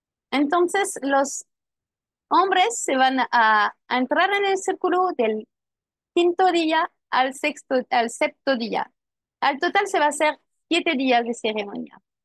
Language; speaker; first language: Spanish; non-native, fluent; French